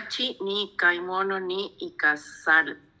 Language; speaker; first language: Japanese; non-native, learner; Spanish